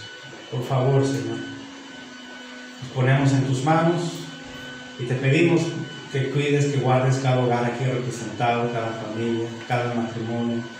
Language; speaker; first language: Spanish; native; Spanish